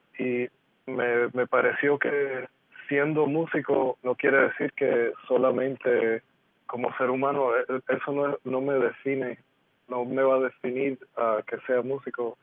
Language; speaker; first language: Spanish; early bilingual, heritage; Spanish